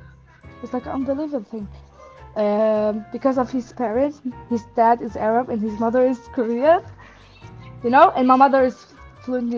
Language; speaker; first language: English; non-native, fluent; German